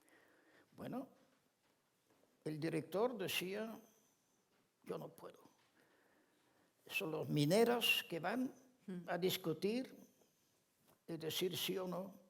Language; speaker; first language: Spanish; non-native, fluent; Ladino